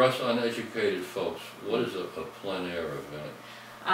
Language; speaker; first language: English; native; English